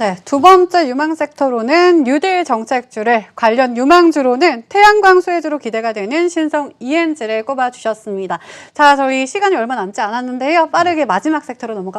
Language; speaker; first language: Korean; native; Korean